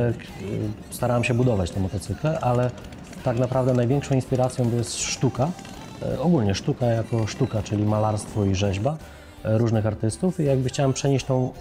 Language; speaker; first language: Polish; native; Polish